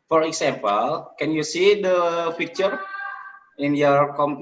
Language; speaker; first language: English; non-native, learner; Indonesian